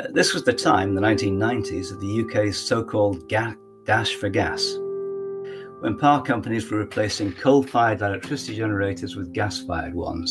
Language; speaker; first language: English; native; English